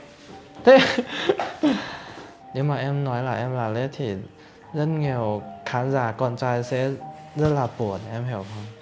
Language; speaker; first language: Vietnamese; non-native, fluent; Chinese